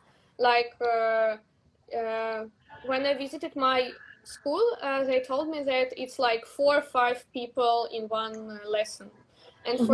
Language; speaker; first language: English; non-native, learner; Russian